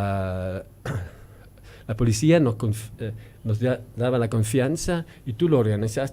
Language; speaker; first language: Spanish; non-native, fluent; German